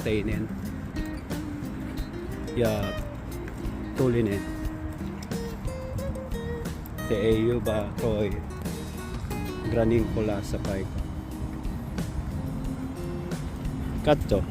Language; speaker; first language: Finnish; non-native, learner; Filipino